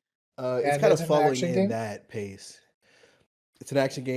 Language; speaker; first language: English; native; English